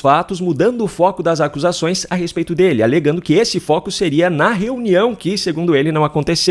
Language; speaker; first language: Portuguese; native; Portuguese